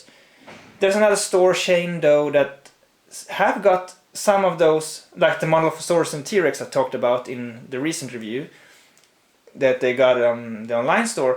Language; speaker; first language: English; non-native, fluent; Swedish